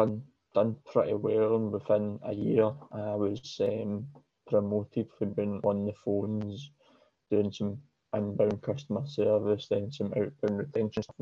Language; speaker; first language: English; native; English